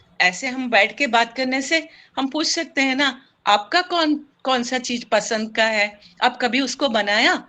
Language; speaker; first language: Hindi; non-native, local second language; Kannada